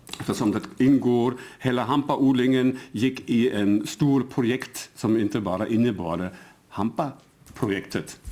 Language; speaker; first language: Swedish; non-native, fluent; German